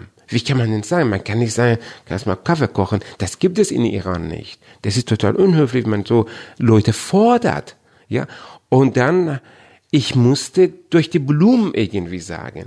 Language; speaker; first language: German; non-native, fluent; Persian